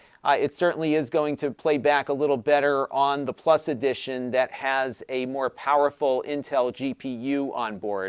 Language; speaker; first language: English; native; English